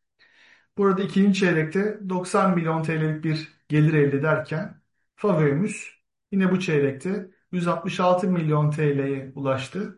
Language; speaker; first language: Turkish; native; Turkish